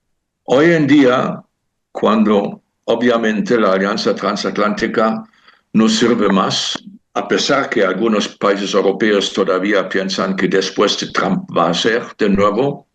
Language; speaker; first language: Spanish; non-native, fluent; German